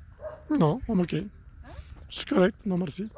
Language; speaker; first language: French; non-native, fluent; Bulgarian